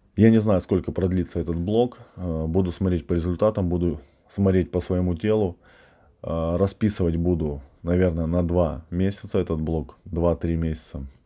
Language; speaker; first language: Russian; native; Russian